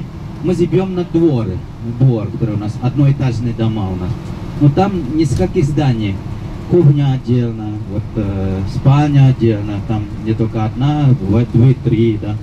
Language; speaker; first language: Russian; non-native, fluent; Balinese